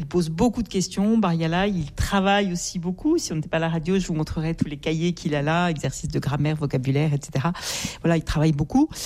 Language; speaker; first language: French; native; French